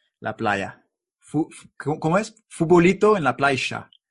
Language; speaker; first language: Spanish; non-native, learner; English